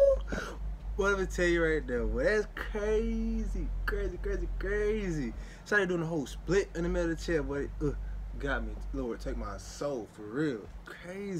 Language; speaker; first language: English; native; English